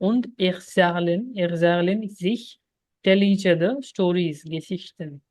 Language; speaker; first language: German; non-native, fluent; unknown